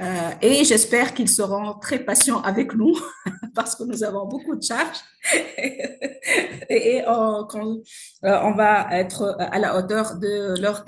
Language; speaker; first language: French; non-native, local second language; Arabic